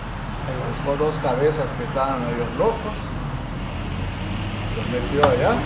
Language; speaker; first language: Spanish; native; Spanish